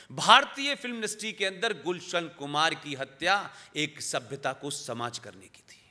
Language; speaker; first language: Hindi; native; Hindi